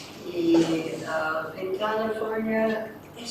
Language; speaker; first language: Spanish; non-native, fluent; English